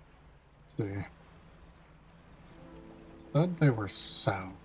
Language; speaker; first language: English; native; English